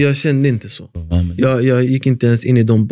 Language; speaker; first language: Swedish; early bilingual, other home language; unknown